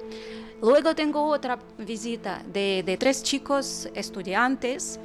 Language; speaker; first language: Spanish; non-native, fluent; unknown